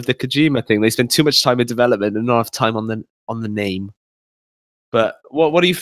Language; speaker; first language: English; native; English